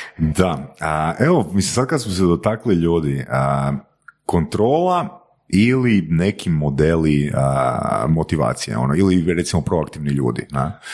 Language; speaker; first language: Croatian; native; Croatian